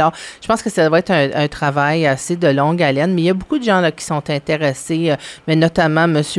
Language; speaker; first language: French; native; French